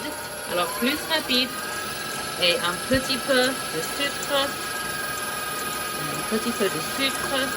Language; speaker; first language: French; non-native, fluent; English